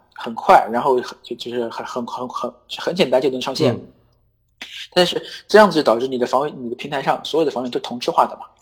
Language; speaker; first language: Chinese; native; Chinese